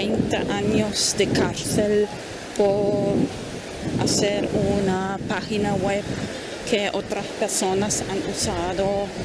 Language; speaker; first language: Spanish; non-native, fluent; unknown